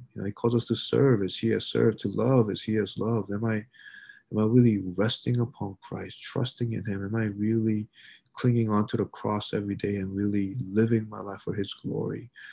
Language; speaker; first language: English; early bilingual, other home language; Korean